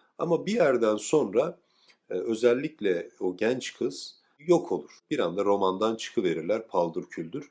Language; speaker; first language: Turkish; native; Turkish